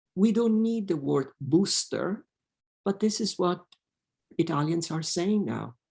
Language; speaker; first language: English; non-native, fluent; Italian